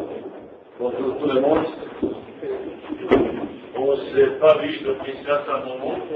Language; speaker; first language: French; non-native, fluent; Bosnian